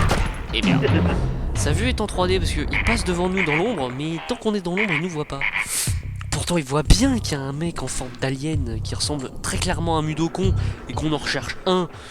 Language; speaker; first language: French; native; French